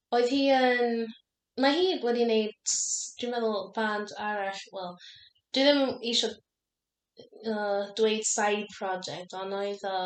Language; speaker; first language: Welsh; non-native, learner; English